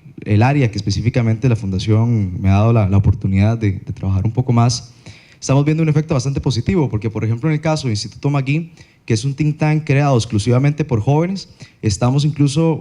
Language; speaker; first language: Spanish; native; Spanish